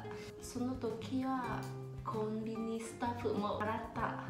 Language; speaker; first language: Japanese; non-native, learner; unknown